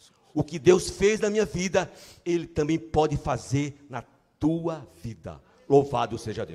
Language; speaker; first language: Portuguese; native; Portuguese